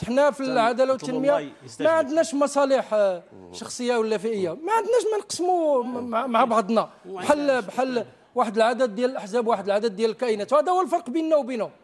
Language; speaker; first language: Arabic; native; Arabic